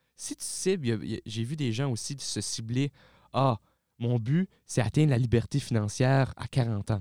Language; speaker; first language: French; native; French